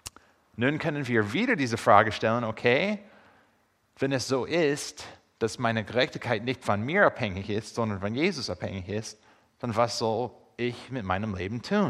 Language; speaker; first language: German; non-native, fluent; English